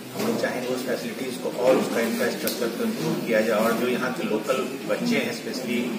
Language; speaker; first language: Hindi; native; Hindi